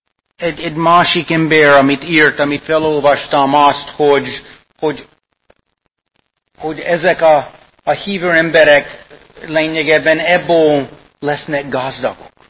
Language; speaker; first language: Hungarian; non-native, fluent; English